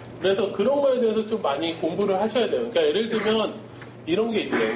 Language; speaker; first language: Korean; native; Korean